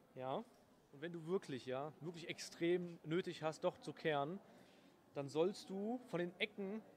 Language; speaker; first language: German; native; German